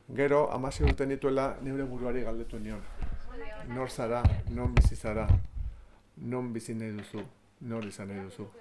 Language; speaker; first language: Basque; non-native, local second language; Spanish